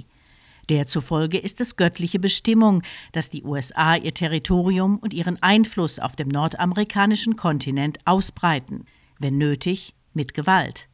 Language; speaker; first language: German; native; German